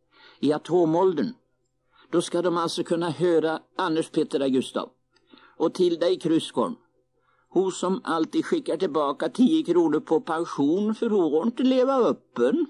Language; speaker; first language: Swedish; native; Swedish